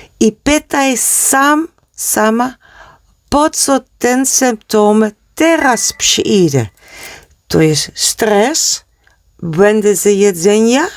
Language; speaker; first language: Polish; non-native, learner; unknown